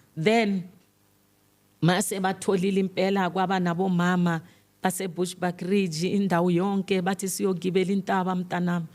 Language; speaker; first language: Zulu; non-native, local second language; Tsonga